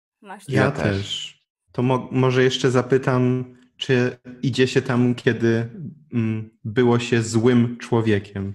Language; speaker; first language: Slovak; non-native, learner; Polish